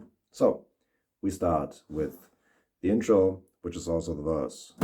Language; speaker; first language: English; non-native, fluent; German